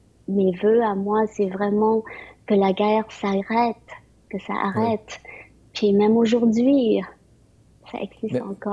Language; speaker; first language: French; early bilingual, other home language; Vietnamese